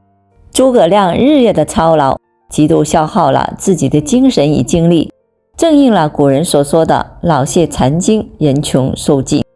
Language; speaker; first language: Chinese; native; Chinese